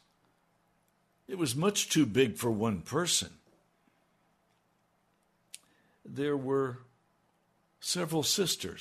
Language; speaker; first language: English; native; English